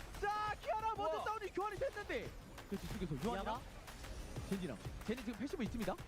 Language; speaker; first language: Korean; native; Korean